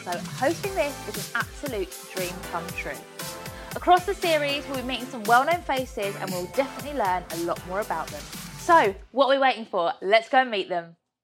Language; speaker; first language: English; native; English